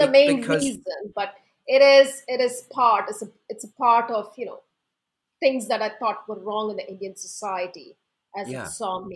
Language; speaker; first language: English; non-native, local second language; Hindi